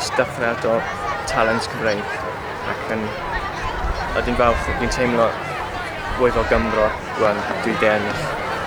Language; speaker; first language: Welsh; non-native, local second language; English